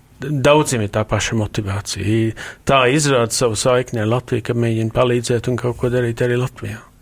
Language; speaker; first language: Latvian; early bilingual, heritage; Latvian